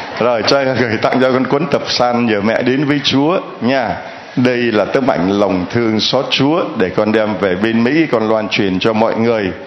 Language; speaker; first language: Vietnamese; native; Vietnamese